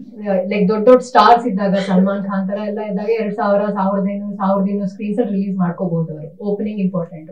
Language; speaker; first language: Kannada; native; Kannada